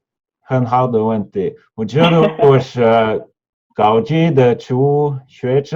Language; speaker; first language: Chinese; non-native, learner; Norwegian